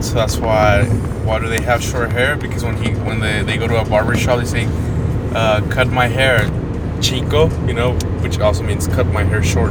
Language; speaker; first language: English; early bilingual, other home language; Spanish